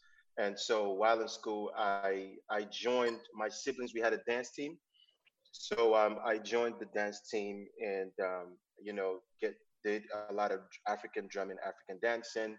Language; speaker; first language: English; non-native, local second language; Igbo